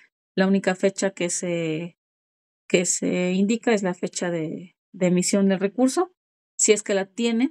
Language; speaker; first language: Spanish; native; Spanish